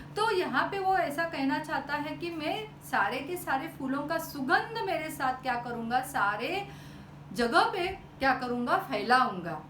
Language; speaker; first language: Hindi; non-native, local second language; Marathi